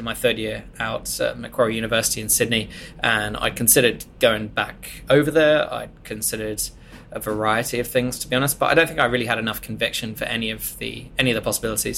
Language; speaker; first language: English; native; English